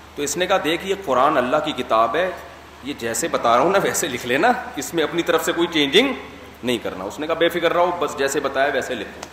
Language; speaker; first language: Urdu; native; Urdu